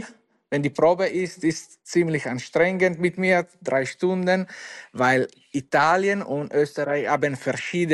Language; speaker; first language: German; non-native, learner; Italian